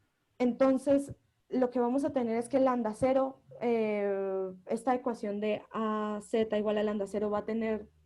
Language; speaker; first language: Spanish; native; Spanish